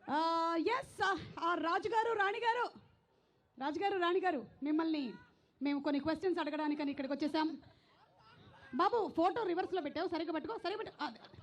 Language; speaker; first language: Telugu; native; Telugu